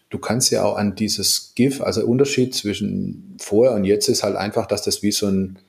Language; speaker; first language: German; native; German